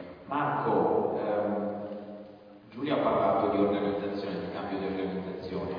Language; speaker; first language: Italian; native; Italian